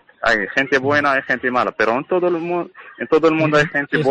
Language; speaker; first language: Spanish; non-native, learner; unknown